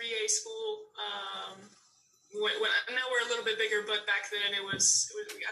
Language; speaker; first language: English; native; English